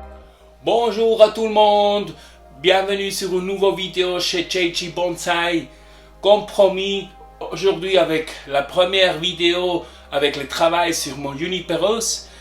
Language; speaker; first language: French; non-native, learner; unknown